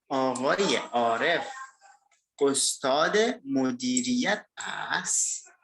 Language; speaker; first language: Persian; non-native, fluent; Indonesian